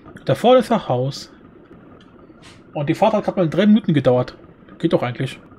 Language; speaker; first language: German; native; German